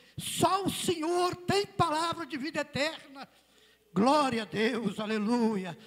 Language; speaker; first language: Portuguese; native; Portuguese